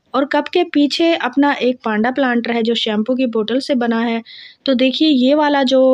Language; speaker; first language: Hindi; native; Hindi